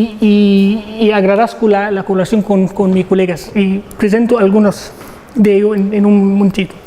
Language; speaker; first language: Spanish; non-native, learner; Arabic